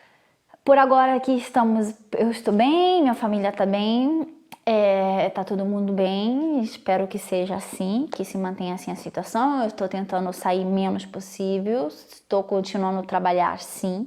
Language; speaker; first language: Portuguese; non-native, fluent; Italian